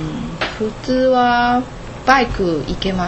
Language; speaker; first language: Japanese; non-native, learner; Chinese